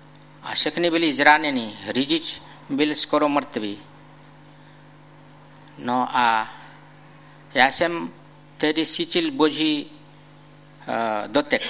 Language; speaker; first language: Czech; non-native, fluent; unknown